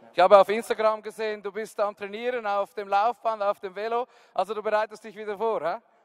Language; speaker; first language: German; native; German